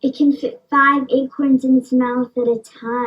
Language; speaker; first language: English; native; English